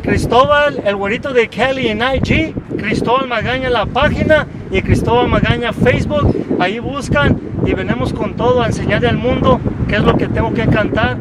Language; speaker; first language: Spanish; early bilingual, heritage; Spanish